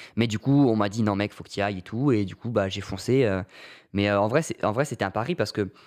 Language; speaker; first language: French; native; French